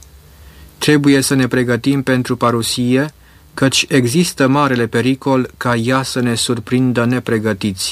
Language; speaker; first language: Romanian; native; Romanian